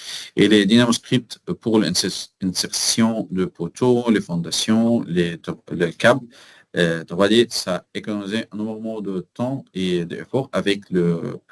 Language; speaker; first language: French; non-native, learner; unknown